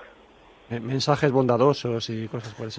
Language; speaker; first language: Spanish; native; Spanish